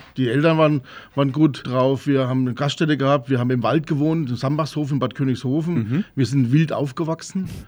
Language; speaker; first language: German; native; German